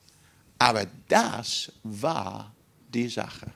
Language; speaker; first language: German; non-native, fluent; English